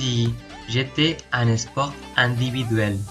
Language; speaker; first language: French; non-native, learner; Spanish